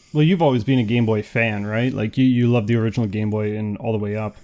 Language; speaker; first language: English; native; English